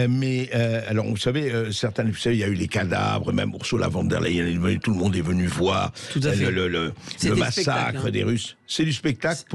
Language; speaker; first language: French; native; French